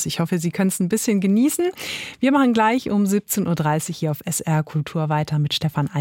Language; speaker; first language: German; native; German